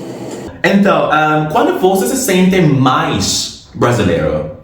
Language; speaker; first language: Portuguese; non-native, fluent; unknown